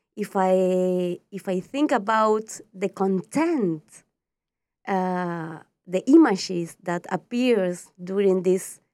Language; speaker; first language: English; non-native, fluent; Spanish